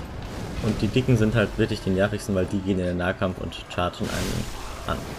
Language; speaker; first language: German; native; German